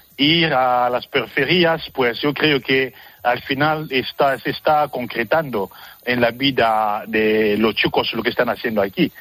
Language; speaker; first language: Spanish; non-native, fluent; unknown